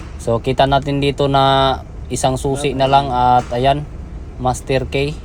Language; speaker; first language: Filipino; non-native, local second language; Cebuano